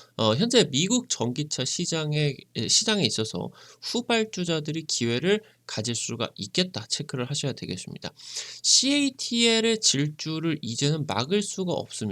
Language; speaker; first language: Korean; native; Korean